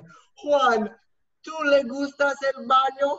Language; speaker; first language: Spanish; non-native, learner; English